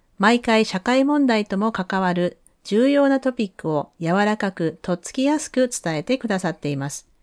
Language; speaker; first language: Japanese; native; Japanese